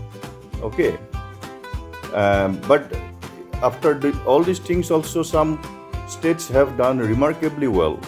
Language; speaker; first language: English; non-native, local second language; Assamese